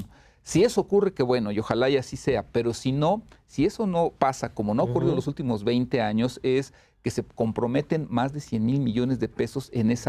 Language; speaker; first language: Spanish; native; Spanish